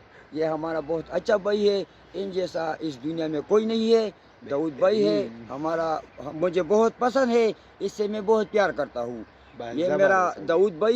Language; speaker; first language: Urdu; non-native, local second language; Pashto